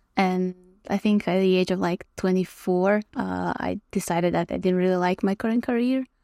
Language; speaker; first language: English; non-native, fluent; Croatian